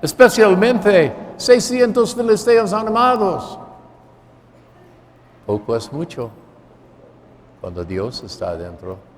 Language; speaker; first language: Spanish; non-native, fluent; English